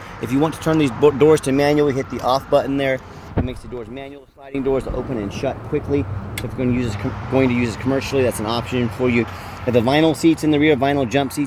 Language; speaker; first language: English; native; English